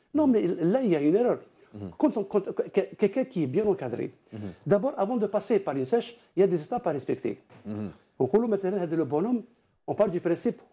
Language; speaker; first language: French; non-native, local second language; Arabic